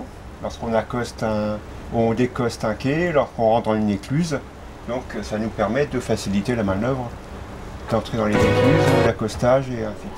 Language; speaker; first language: French; native; French